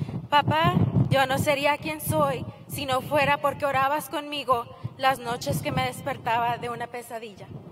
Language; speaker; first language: Spanish; early bilingual, heritage; Spanish